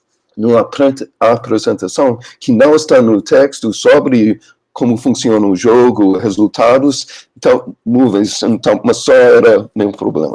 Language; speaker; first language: Portuguese; non-native, learner; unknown